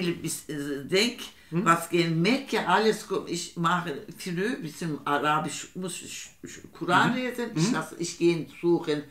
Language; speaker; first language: German; non-native, learner; Turkish